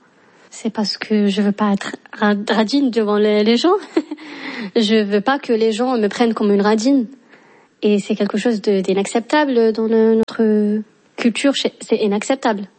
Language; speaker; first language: French; non-native, local second language; Arabic